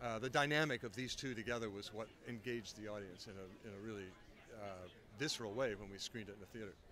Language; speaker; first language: English; native; English